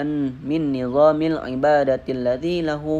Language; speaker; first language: Arabic; non-native, learner; Indonesian